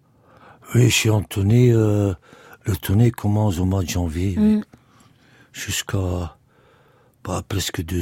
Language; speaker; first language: French; non-native, local second language; Dutch